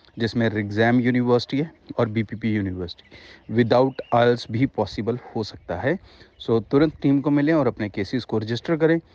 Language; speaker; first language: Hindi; non-native, local second language; Punjabi